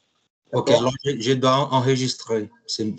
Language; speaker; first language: French; non-native, learner; Portuguese